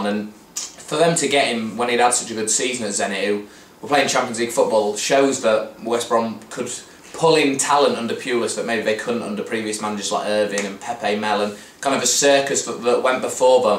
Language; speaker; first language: English; native; English